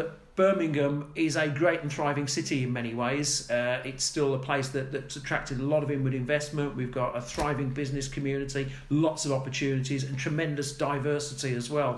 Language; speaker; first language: English; native; English